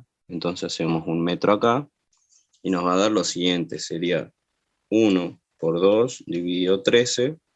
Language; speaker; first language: Spanish; native; Spanish